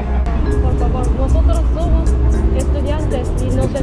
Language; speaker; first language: Spanish; non-native, learner; Korean